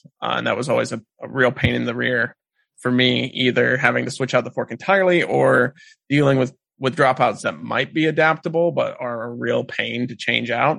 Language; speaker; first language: English; native; English